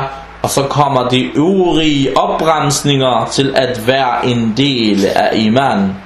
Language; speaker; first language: Danish; early bilingual, other home language; Arabic